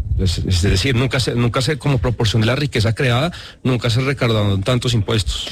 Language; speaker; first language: Spanish; native; Spanish